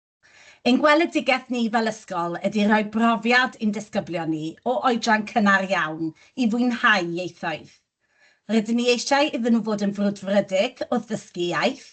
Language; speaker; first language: Welsh; native; Welsh